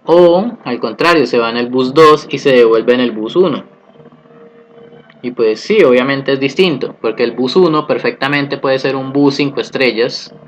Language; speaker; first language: Spanish; native; Spanish